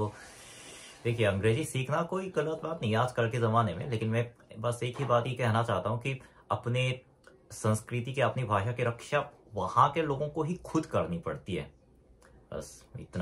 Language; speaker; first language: Hindi; non-native, fluent; Korean